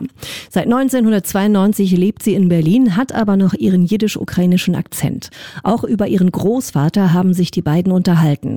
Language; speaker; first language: German; native; German